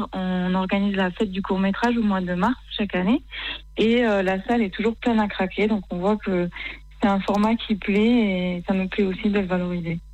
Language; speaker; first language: French; native; French